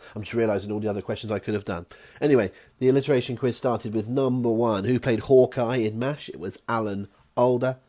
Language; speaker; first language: English; native; English